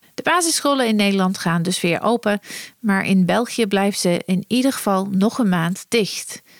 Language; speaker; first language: Dutch; non-native, fluent; English